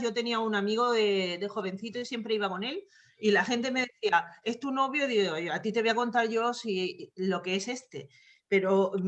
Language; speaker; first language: Spanish; native; Spanish